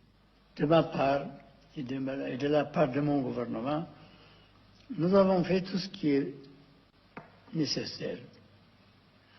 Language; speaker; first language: French; non-native, fluent; Amharic